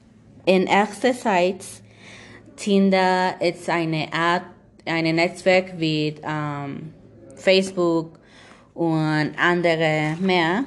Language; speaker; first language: German; non-native, learner; Spanish